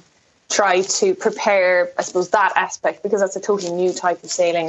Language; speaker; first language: English; native; English